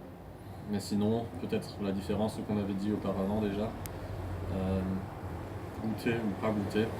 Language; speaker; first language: French; non-native, fluent; German